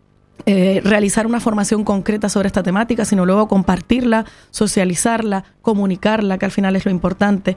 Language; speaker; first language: Spanish; native; Spanish